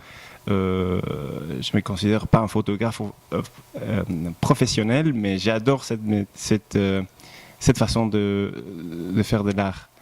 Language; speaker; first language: French; non-native, fluent; Spanish